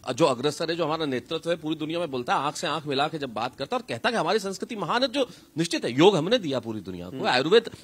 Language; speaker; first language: Hindi; native; Hindi